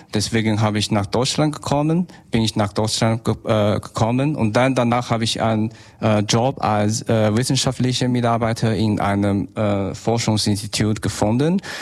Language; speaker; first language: German; non-native, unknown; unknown